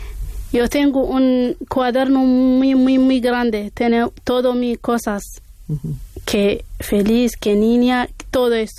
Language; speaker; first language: Spanish; non-native, learner; Arabic